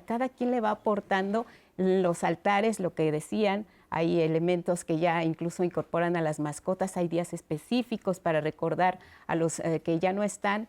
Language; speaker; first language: Spanish; native; Spanish